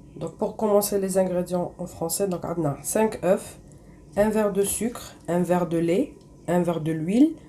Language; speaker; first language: French; non-native, local second language; Arabic